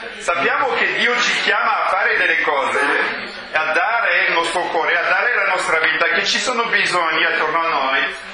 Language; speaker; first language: Italian; non-native, fluent; French